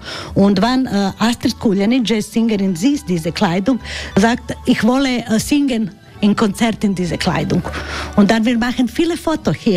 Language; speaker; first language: German; non-native, learner; Croatian